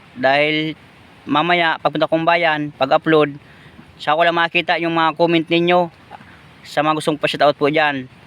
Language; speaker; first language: Filipino; native; Filipino